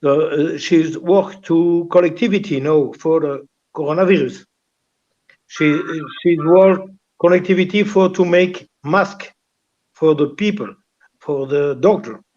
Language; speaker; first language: English; non-native, learner; French